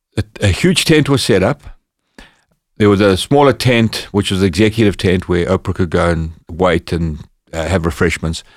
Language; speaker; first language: English; native; English